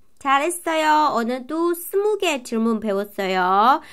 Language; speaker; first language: Korean; non-native, fluent; Chinese